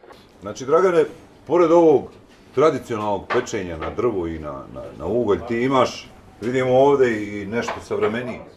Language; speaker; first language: Bosnian; native; Bosnian